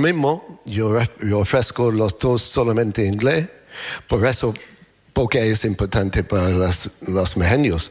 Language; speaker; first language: Spanish; non-native, learner; English